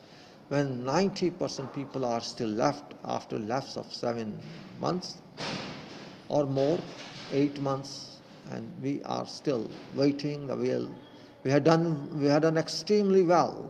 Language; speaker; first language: English; non-native, local second language; Hindi